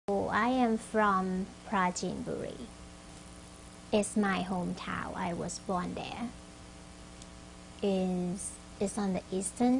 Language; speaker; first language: English; non-native, fluent; Thai